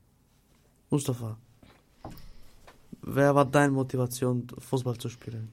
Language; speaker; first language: German; non-native, learner; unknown